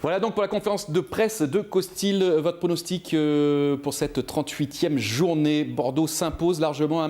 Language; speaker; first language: French; native; French